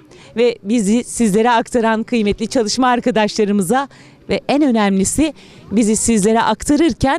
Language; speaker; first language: Turkish; native; Turkish